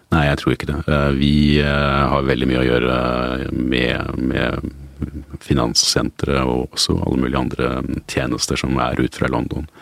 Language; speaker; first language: Norwegian; native; Norwegian